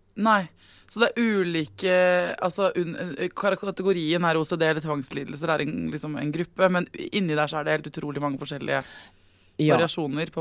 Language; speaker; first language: Norwegian; native; Norwegian